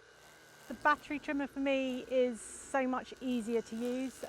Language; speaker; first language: English; native; English